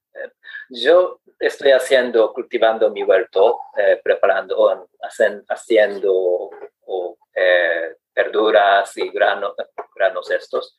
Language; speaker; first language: Spanish; non-native, fluent; Japanese